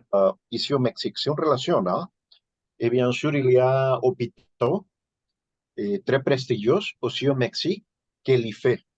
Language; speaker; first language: French; non-native, learner; Spanish